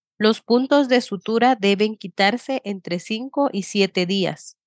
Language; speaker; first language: Spanish; non-native, fluent; English